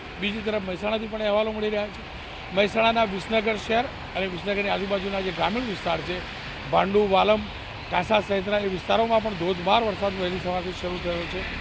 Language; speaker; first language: Gujarati; native; Gujarati